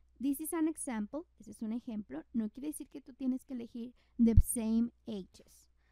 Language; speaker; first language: English; non-native, fluent; Spanish